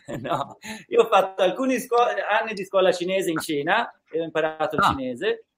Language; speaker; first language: Italian; early bilingual, heritage; Italian